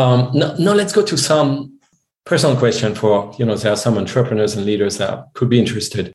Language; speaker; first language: English; non-native, fluent; French